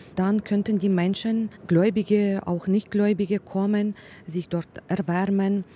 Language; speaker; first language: German; non-native, fluent; Ukrainian